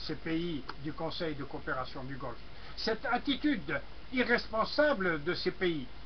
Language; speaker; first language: French; non-native, local second language; Arabic